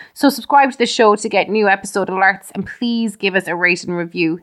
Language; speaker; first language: English; native; English